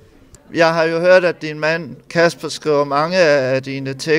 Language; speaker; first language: Danish; native; Danish